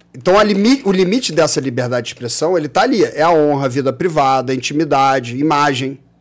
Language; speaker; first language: Portuguese; native; Portuguese